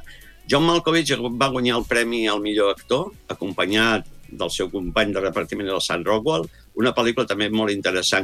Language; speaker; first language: Catalan; native; Catalan